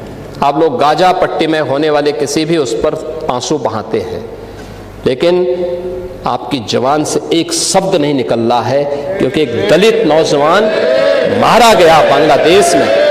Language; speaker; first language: Hindi; native; Hindi